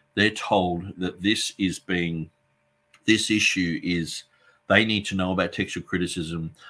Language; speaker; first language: English; native; English